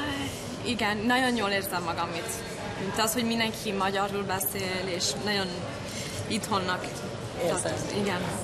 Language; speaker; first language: Hungarian; early bilingual, heritage; English